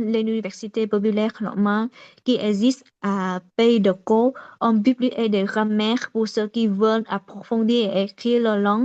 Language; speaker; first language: French; non-native, learner; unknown